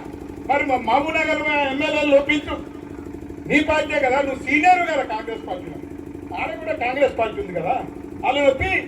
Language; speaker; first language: Telugu; native; Telugu